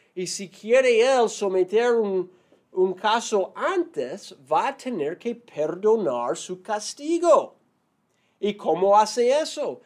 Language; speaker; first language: Spanish; non-native, fluent; English